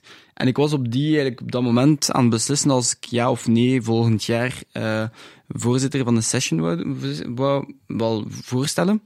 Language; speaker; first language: Dutch; non-native, local second language; French